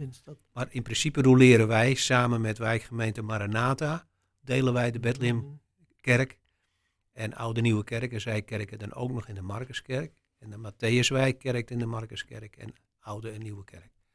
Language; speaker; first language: Dutch; native; Dutch